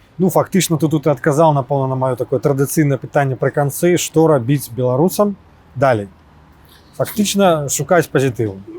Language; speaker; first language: Belarusian; non-native, local second language; Russian